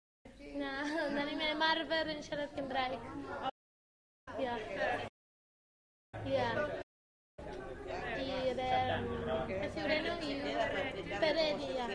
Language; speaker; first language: Welsh; non-native, learner; Spanish